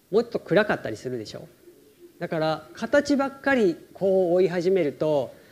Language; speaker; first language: Japanese; native; Japanese